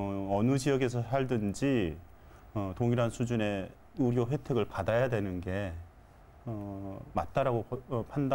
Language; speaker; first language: Korean; native; Korean